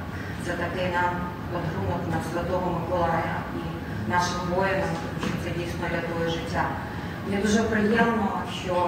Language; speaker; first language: Ukrainian; native; Ukrainian